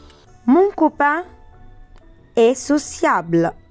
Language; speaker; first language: French; non-native, fluent; Arabic